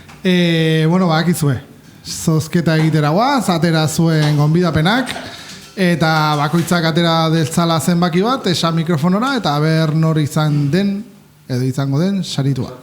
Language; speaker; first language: Basque; native; Basque